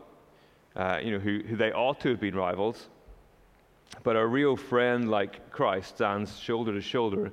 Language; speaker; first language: English; native; English